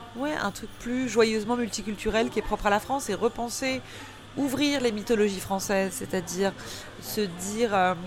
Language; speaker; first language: French; native; French